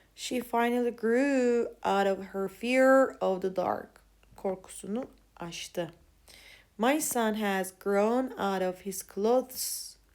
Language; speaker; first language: English; non-native, fluent; Turkish